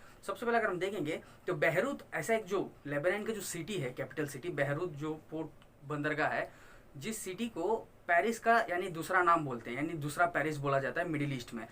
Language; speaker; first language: Hindi; non-native, local second language; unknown